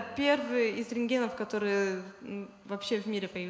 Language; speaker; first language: Polish; non-native, learner; Russian